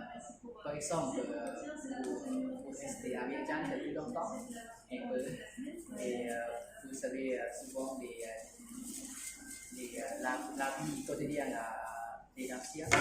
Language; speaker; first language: French; non-native, learner; Lao